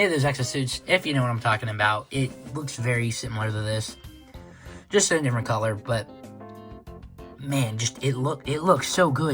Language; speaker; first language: English; native; English